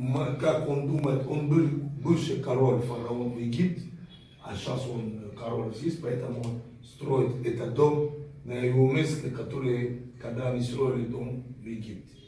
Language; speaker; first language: Russian; non-native, fluent; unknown